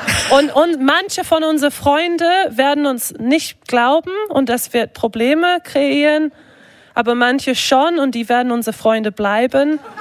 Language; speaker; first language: German; non-native, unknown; English